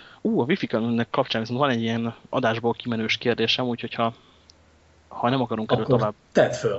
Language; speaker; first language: Hungarian; native; Hungarian